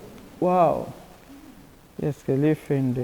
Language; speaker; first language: Swedish; non-native, fluent; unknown